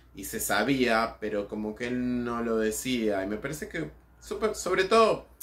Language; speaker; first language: Spanish; native; Spanish